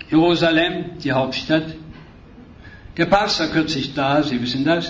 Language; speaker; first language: German; native; German